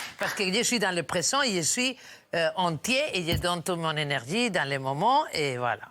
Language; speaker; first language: French; non-native, fluent; Spanish